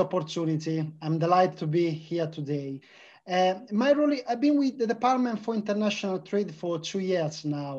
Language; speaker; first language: English; non-native, fluent; Italian